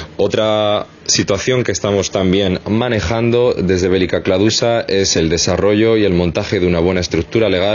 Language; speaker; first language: Spanish; native; Spanish